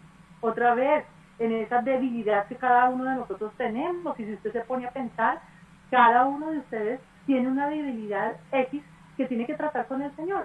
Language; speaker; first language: Spanish; native; Spanish